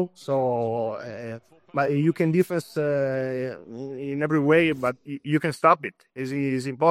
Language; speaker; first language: English; non-native, fluent; Italian